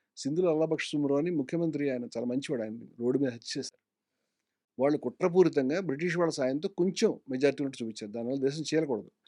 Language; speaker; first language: Telugu; native; Telugu